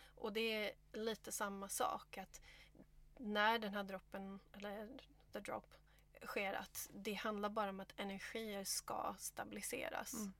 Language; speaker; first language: Swedish; native; Swedish